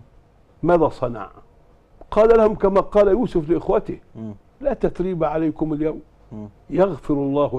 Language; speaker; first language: Arabic; native; Arabic